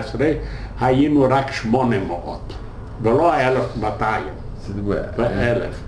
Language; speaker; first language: Hebrew; non-native, fluent; Yiddish